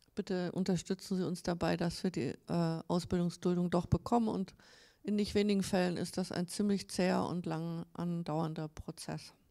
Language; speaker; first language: German; native; German